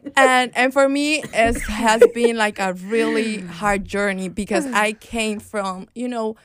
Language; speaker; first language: English; non-native, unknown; Spanish